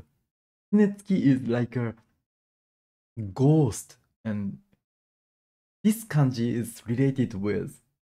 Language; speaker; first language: English; non-native, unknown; Japanese